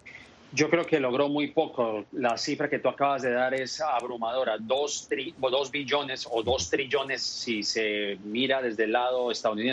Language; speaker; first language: Spanish; native; Spanish